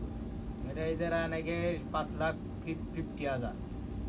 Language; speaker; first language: Hindi; non-native, learner; Bangla